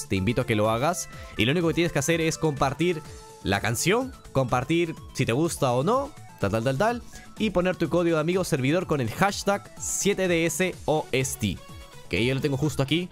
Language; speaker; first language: Spanish; native; Spanish